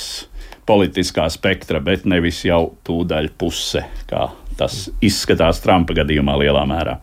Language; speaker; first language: Latvian; native; Latvian